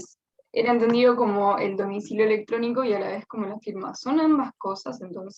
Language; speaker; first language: Spanish; native; Spanish